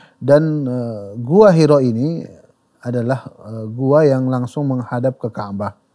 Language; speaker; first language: Malay; native; Malay